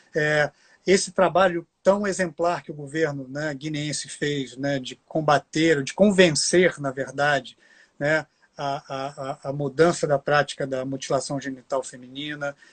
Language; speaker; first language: Portuguese; native; Portuguese